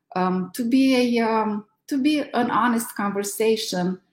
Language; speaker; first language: English; non-native, fluent; Romanian